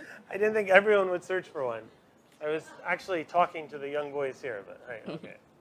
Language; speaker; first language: English; native; English